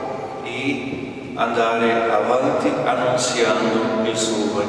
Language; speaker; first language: Italian; non-native, fluent; Portuguese